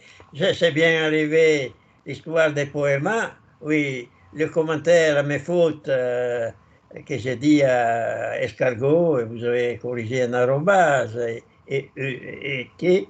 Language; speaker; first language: French; non-native, learner; Italian